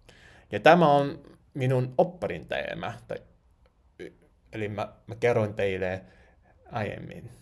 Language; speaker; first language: Finnish; non-native, learner; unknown